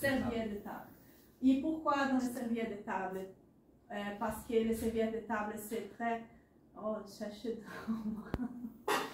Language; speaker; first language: French; non-native, learner; Portuguese